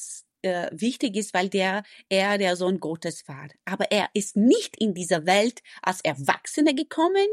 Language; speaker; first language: German; non-native, fluent; Romanian